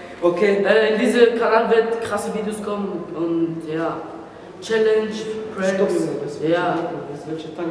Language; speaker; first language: German; non-native, learner; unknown